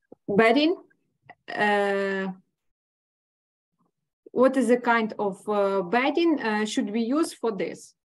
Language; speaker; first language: English; non-native, learner; Ukrainian